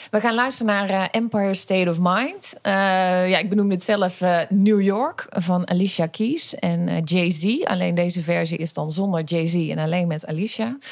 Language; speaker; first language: Dutch; native; Dutch